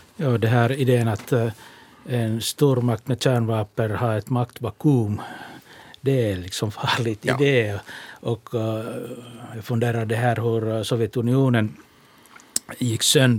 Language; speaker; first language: Swedish; non-native, local second language; Finnish